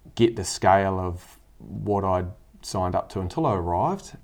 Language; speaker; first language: English; native; English